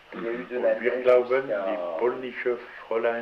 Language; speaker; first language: German; non-native, learner; French